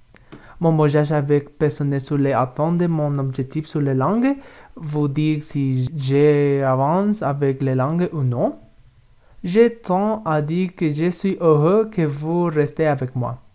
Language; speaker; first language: French; non-native, learner; Spanish